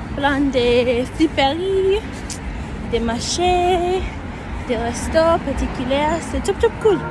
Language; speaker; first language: French; non-native, learner; English